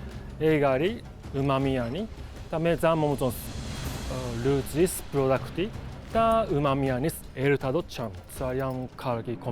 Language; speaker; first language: Georgian; non-native, learner; Japanese